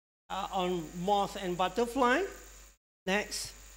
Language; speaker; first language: English; non-native, local second language; Malay